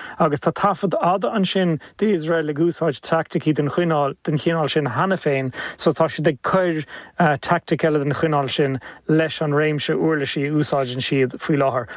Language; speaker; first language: Irish; native; Irish